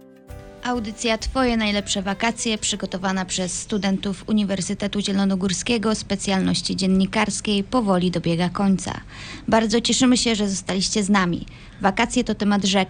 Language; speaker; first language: Polish; native; Polish